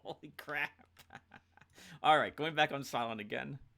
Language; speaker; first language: English; native; English